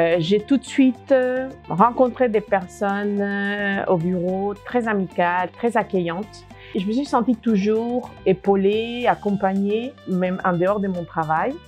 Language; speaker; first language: French; non-native, fluent; Spanish